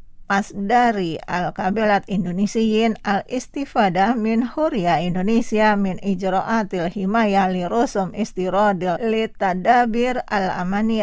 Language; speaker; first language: Arabic; non-native, fluent; Indonesian